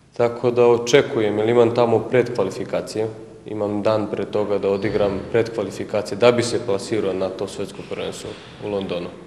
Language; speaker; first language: Croatian; non-native, local second language; Romanian